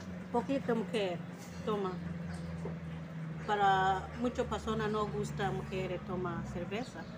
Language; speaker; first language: Spanish; non-native, learner; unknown